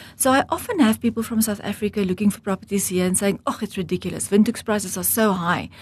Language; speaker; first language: English; non-native, local second language; Afrikaans